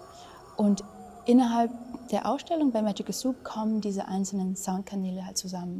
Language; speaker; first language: German; early bilingual, other home language; Vietnamese